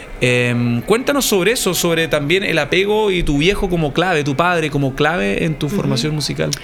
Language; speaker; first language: Spanish; native; Spanish